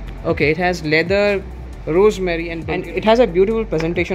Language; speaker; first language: English; non-native, local second language; Hindi